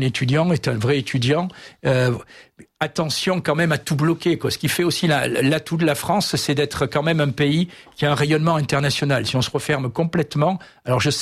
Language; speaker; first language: French; native; French